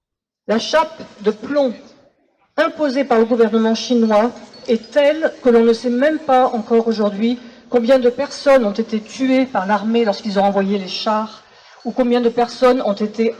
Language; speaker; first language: French; native; French